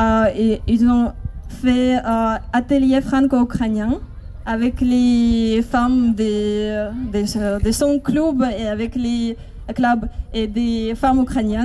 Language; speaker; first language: French; non-native, fluent; Ukrainian